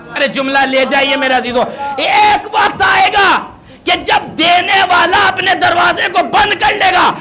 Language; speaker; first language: Urdu; native; Urdu